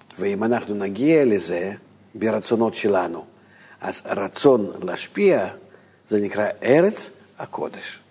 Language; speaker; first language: Hebrew; non-native, fluent; Russian